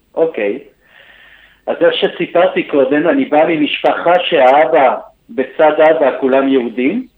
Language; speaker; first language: Hebrew; early bilingual, other home language; Spanish